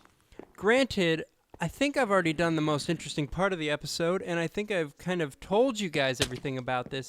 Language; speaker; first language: English; native; English